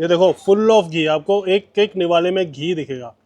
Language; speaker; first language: Hindi; native; Hindi